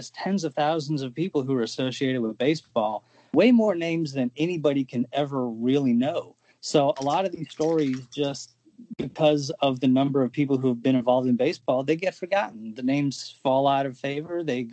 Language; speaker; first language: English; native; English